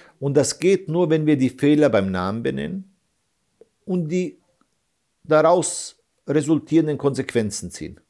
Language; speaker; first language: German; early bilingual, other home language; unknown